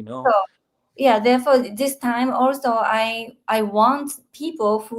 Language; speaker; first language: English; non-native, learner; Japanese